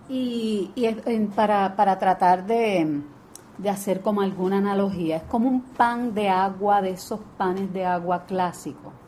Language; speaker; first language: Spanish; native; Spanish